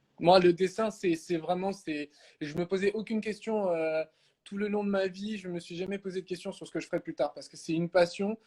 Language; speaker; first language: French; native; French